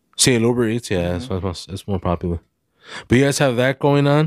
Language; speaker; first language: English; early bilingual, other home language; Spanish